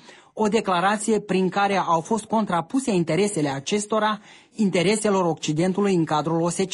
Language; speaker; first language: Romanian; native; Romanian